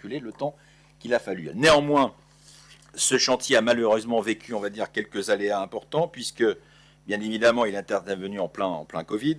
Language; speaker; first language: French; native; French